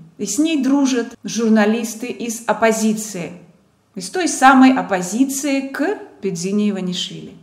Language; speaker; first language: Russian; non-native, local second language; Georgian